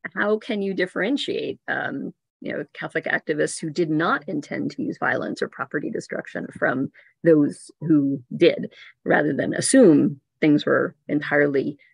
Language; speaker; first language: English; native; English